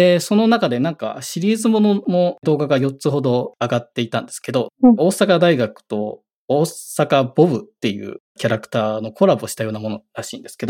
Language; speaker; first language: Japanese; native; Japanese